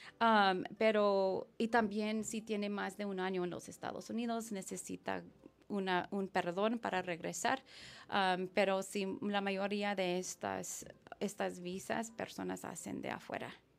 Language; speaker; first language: Spanish; non-native, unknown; English